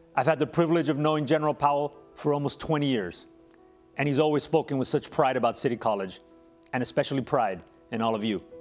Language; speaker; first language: English; early bilingual, other home language; Spanish